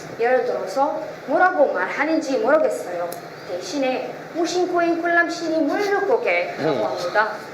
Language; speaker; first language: Korean; non-native, learner; Arabic